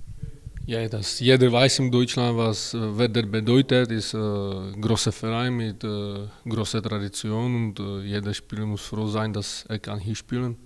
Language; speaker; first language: German; non-native, learner; Czech